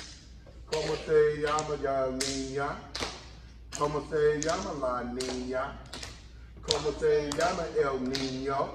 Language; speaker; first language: Spanish; non-native, learner; English